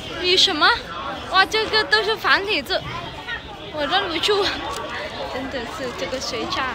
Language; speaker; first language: Chinese; non-native, fluent; Vietnamese